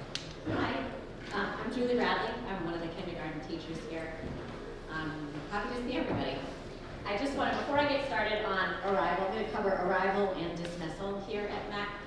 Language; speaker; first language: English; native; English